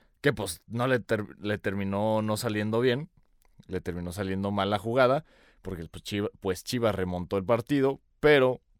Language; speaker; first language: Spanish; native; Spanish